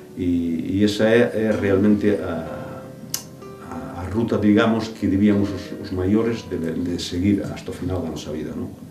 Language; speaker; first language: Galician; native; Galician